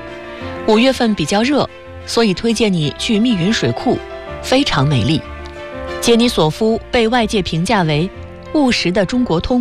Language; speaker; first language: Chinese; native; Chinese